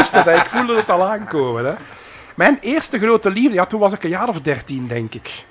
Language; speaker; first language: Dutch; native; Dutch